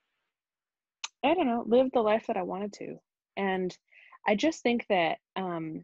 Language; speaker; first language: English; native; English